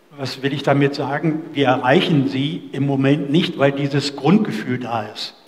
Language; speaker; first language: German; native; German